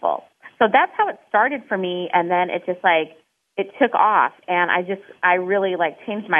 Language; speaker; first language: English; native; English